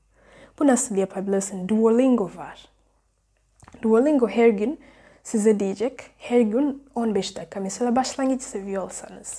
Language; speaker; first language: Turkish; non-native, learner; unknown